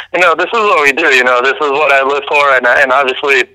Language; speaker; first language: English; early bilingual, other home language; French